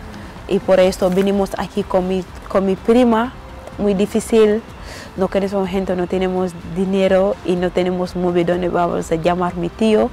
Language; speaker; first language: Spanish; non-native, learner; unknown